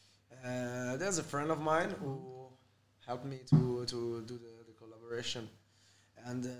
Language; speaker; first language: English; non-native, fluent; Italian